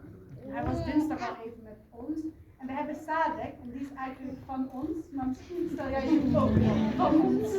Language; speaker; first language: Dutch; native; Dutch